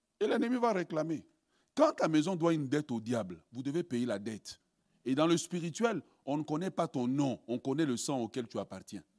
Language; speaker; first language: French; early bilingual, other home language; Lingala